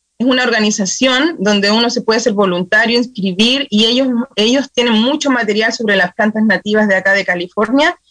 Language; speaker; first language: Spanish; native; Spanish